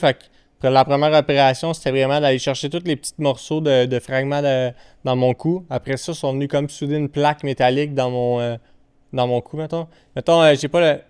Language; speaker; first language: French; native; French